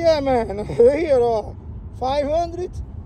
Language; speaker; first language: English; non-native, learner; Portuguese